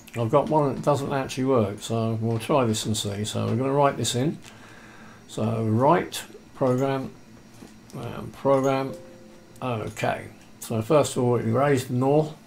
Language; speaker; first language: English; native; English